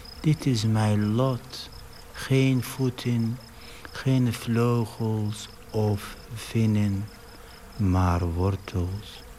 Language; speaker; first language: Dutch; non-native, fluent; Arabic